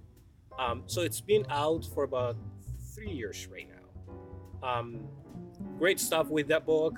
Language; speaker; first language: English; non-native, fluent; Somali